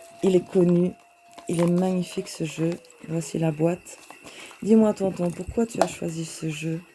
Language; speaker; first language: French; native; French